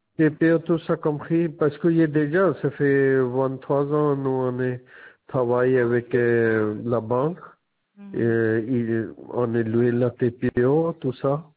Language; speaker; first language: French; non-native, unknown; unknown